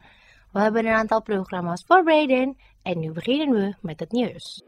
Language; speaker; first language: Dutch; non-native, fluent; Indonesian